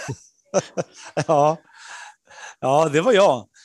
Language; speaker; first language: Swedish; early bilingual, other home language; Spanish